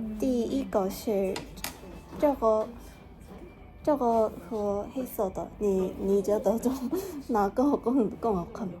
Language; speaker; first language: Chinese; non-native, learner; Korean